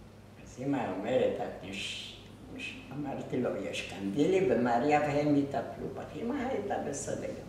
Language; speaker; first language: Hebrew; non-native, fluent; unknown